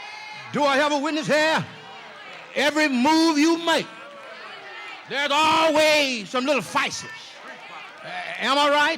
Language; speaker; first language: English; native; English